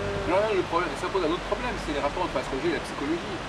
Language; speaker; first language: French; native; French